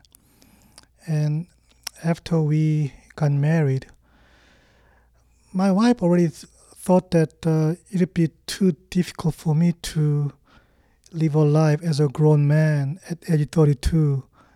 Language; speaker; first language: English; non-native, fluent; Korean